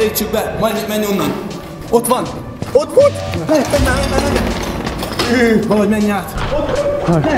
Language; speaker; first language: Hungarian; native; Hungarian